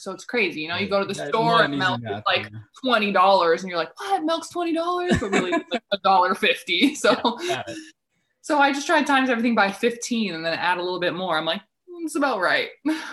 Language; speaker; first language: English; native; English